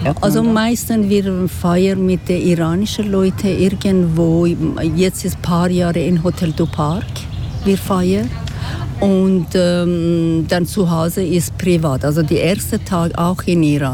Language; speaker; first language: German; non-native, learner; Persian